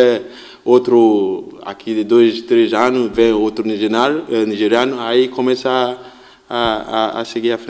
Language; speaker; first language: Portuguese; non-native, learner; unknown